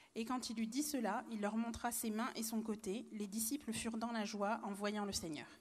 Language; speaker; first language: French; native; French